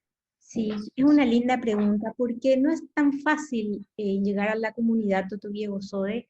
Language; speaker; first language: Spanish; native; Spanish